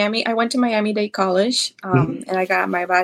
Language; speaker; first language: English; non-native, fluent; Spanish